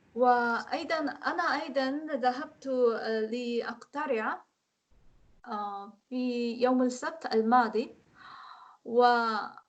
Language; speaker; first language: Arabic; non-native, learner; Korean